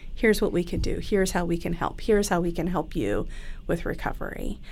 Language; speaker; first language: English; native; English